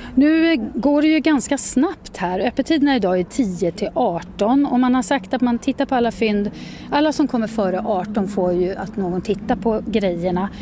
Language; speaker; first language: Swedish; native; Swedish